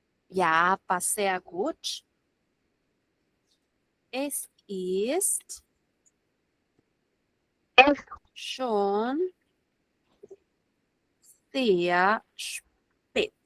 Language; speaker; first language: German; non-native, fluent; Spanish